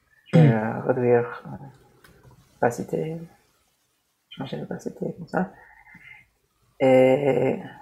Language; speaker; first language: French; non-native, learner; English